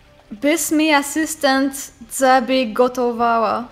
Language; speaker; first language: Polish; non-native, learner; French